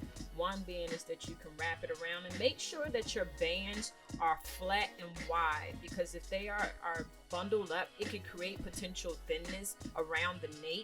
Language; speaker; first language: English; native; English